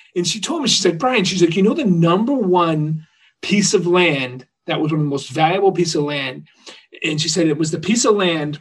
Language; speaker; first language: English; native; English